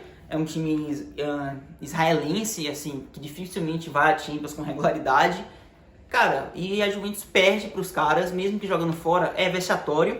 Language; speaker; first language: Portuguese; native; Portuguese